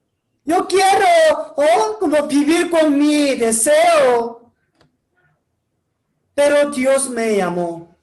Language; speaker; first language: Spanish; non-native, learner; Korean